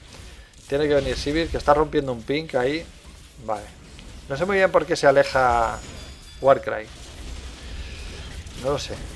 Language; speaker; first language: Spanish; native; Spanish